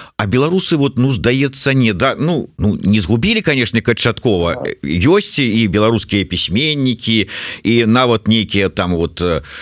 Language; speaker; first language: Belarusian; non-native, local second language; Russian